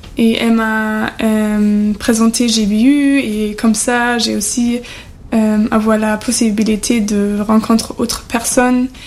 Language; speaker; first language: French; non-native, learner; German